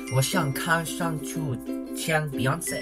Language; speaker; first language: Chinese; non-native, learner; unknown